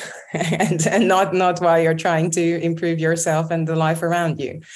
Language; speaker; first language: English; non-native, fluent; Hungarian